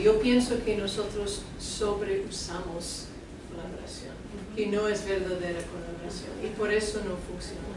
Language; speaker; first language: Spanish; non-native, fluent; English